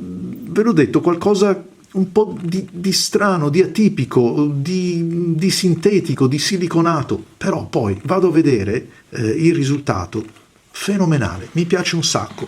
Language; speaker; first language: Italian; native; Italian